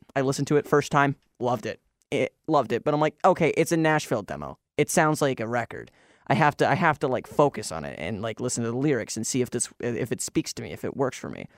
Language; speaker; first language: English; native; English